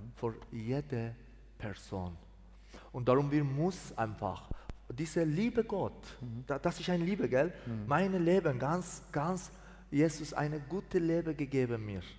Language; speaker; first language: German; non-native, learner; Persian